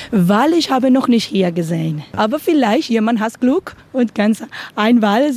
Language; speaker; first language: German; non-native, learner; Spanish